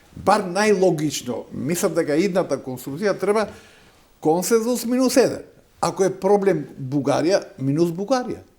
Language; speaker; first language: Macedonian; non-native, local second language; Albanian